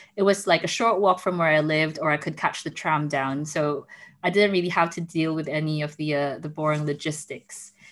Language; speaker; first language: English; non-native, local second language; Filipino